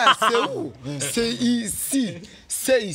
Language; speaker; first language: French; non-native, local second language; Rundi